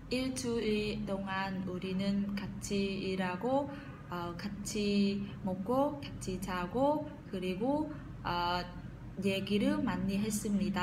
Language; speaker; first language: Korean; non-native, fluent; Vietnamese